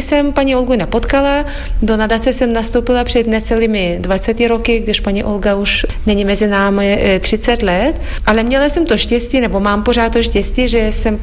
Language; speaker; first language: Czech; non-native, fluent; Lithuanian